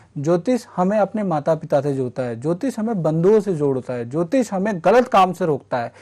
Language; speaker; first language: Hindi; native; Hindi